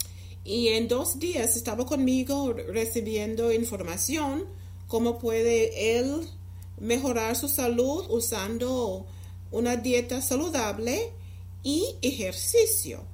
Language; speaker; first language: Spanish; non-native, fluent; English